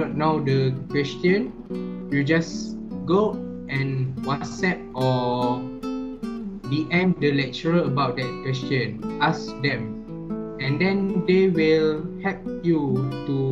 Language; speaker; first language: English; non-native, learner; Malay